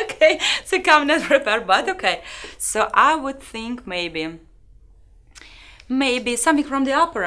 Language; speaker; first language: English; non-native, fluent; Russian